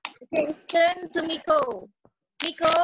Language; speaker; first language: English; non-native, learner; Indonesian